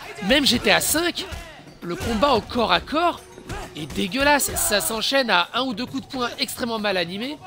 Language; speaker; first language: French; native; French